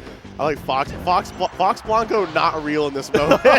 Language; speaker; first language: English; native; English